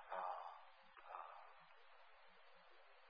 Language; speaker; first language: English; non-native, learner; Korean